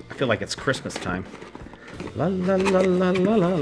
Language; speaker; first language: English; native; English